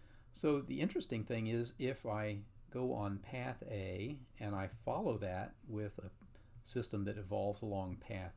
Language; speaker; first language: English; native; English